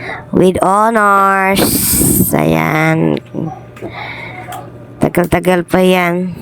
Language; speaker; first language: Filipino; native; Filipino